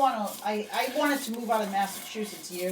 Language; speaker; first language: English; native; English